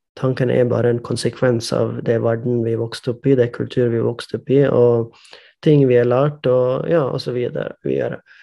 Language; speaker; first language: Norwegian; non-native, fluent; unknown